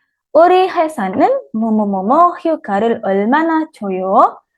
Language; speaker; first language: Korean; non-native, fluent; Indonesian